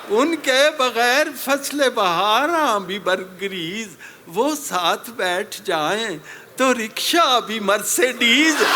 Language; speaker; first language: Urdu; non-native, local second language; Punjabi